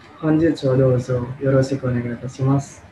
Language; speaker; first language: Japanese; non-native, learner; Indonesian